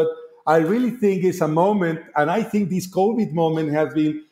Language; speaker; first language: English; non-native, fluent; Spanish